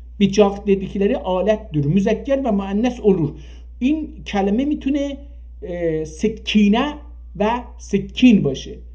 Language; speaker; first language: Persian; non-native, local second language; Azerbaijani